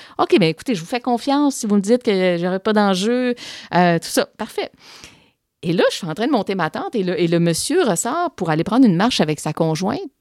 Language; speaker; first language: French; native; French